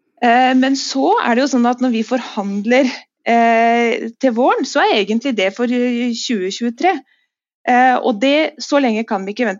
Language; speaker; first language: Norwegian; native; Norwegian